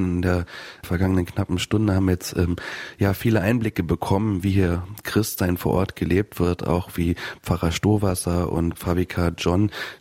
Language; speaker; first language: German; native; German